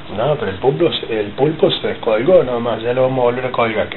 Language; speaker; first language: Spanish; native; Spanish